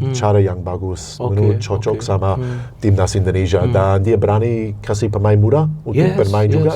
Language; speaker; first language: Indonesian; non-native, fluent; English